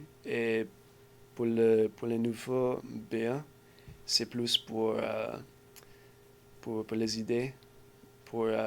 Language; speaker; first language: French; non-native, learner; English